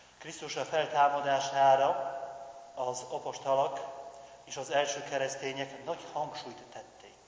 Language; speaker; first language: Hungarian; non-native, fluent; Polish